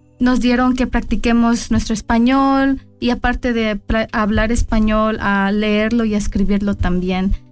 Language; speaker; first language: Spanish; early bilingual, heritage; Spanish